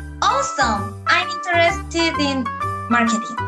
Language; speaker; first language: English; non-native, learner; Korean